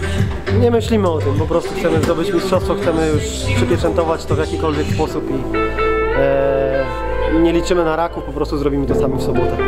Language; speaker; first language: Polish; native; Polish